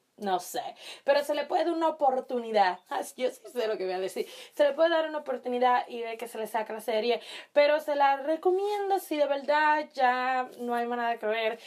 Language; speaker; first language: Spanish; early bilingual, heritage; Spanish